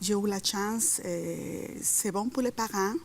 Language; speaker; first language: French; non-native, fluent; Spanish